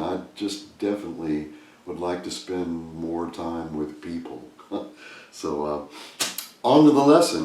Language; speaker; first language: English; native; English